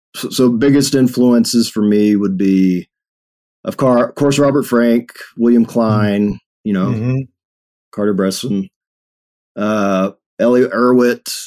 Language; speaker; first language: English; native; English